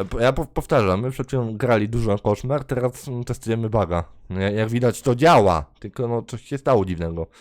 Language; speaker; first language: Polish; native; Polish